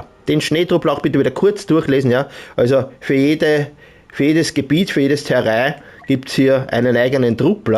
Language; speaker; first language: German; native; German